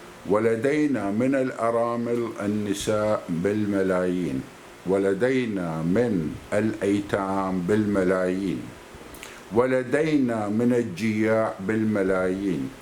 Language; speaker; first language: Arabic; native; Arabic